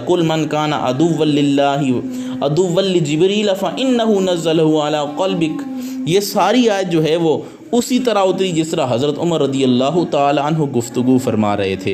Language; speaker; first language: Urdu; native; Urdu